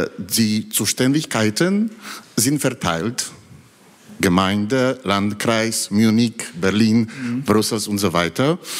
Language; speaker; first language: German; non-native, fluent; Polish